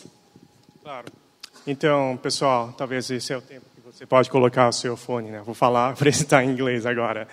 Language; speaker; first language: Portuguese; early bilingual, other home language; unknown